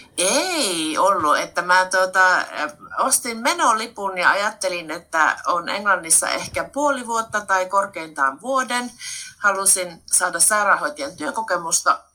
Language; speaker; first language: Finnish; native; Finnish